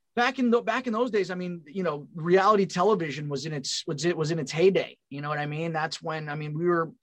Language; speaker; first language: English; native; English